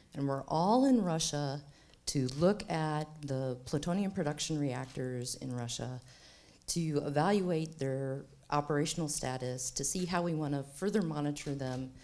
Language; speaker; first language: English; native; English